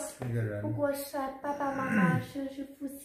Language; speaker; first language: Chinese; non-native, learner; Vietnamese